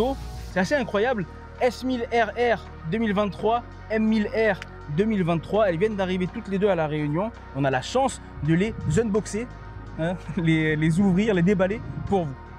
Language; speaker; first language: French; native; French